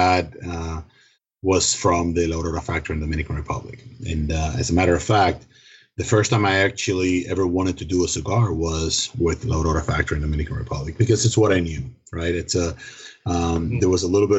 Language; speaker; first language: English; non-native, fluent; Spanish